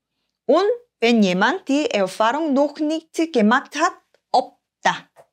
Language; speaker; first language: German; non-native, fluent; Korean